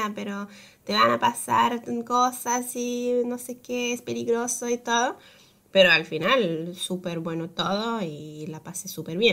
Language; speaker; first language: Spanish; non-native, fluent; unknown